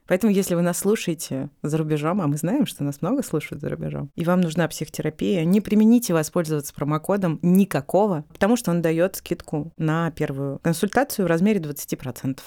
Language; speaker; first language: Russian; native; Russian